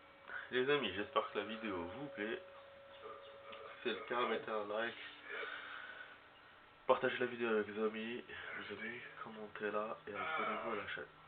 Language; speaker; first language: French; native; French